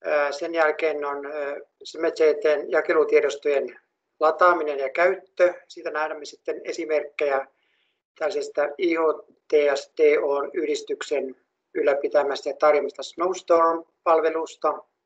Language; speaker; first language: Finnish; native; Finnish